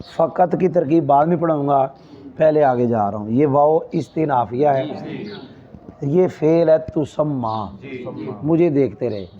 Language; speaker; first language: Urdu; non-native, local second language; Saraiki